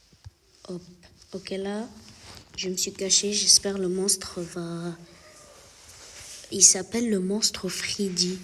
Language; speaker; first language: French; native; French